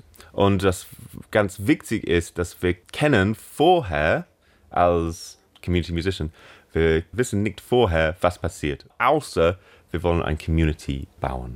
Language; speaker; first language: German; non-native, fluent; English